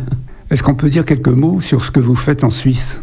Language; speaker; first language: French; native; French